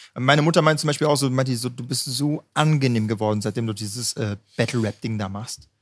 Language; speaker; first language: German; native; German